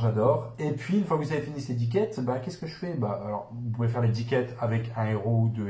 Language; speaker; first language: French; native; French